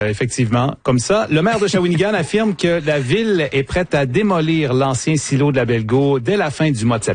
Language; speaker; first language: French; native; French